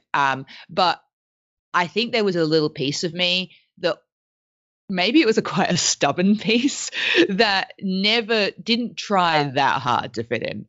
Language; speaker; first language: English; non-native, local second language; French